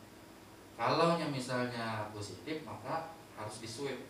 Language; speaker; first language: Indonesian; native; Indonesian